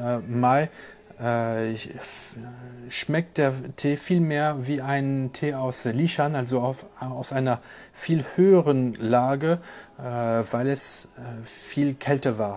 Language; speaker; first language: German; non-native, local second language; French